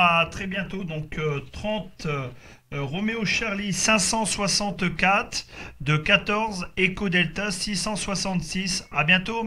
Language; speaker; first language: French; native; French